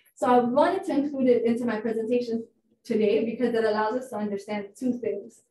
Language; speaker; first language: English; non-native, fluent; Amharic